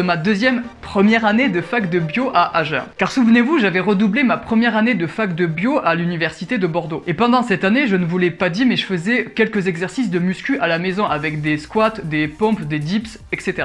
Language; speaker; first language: French; native; French